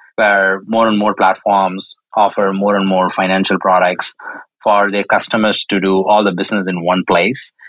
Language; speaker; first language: English; non-native, local second language; Tamil